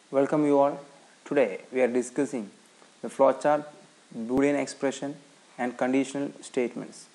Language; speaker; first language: English; non-native, local second language; Malayalam